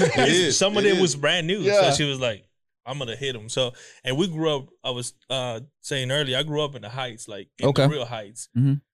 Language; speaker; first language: English; early bilingual, other home language; Spanish